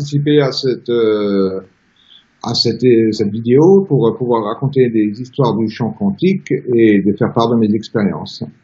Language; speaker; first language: French; native; French